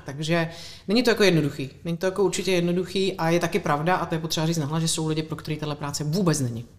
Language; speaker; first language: Czech; native; Czech